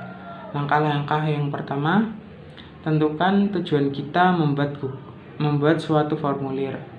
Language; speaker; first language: Indonesian; native; Indonesian